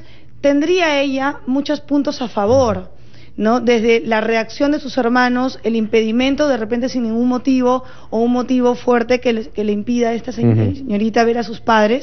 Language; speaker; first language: Spanish; native; Spanish